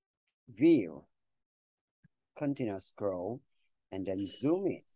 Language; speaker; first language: English; non-native, fluent; Thai